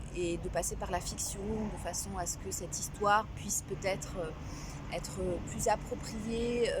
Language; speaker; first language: French; non-native, local second language; Kinyarwanda